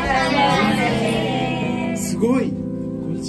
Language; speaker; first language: Japanese; native; Japanese